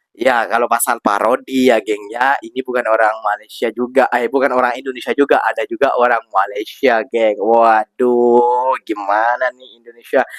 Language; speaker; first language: Indonesian; native; Indonesian